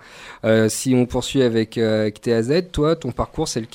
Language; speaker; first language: French; native; French